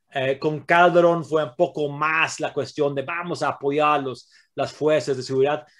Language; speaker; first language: Spanish; non-native, fluent; English